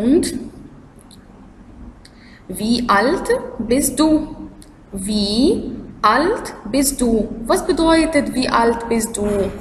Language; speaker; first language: German; non-native, learner; Arabic